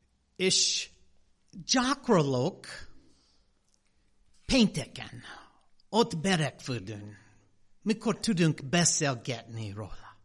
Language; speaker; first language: Hungarian; non-native, fluent; English